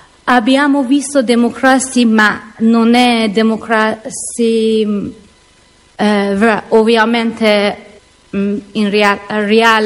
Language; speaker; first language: Italian; non-native, learner; Persian